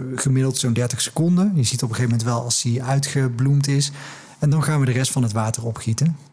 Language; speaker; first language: Dutch; native; Dutch